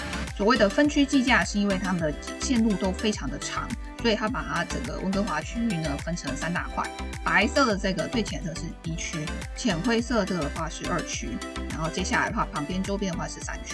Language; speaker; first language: Chinese; native; Chinese